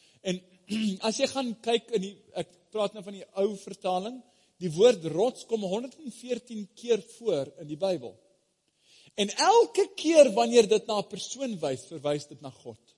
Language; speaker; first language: Afrikaans; non-native, fluent; English